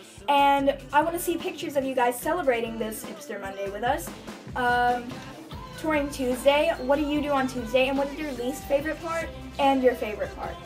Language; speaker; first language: English; native; English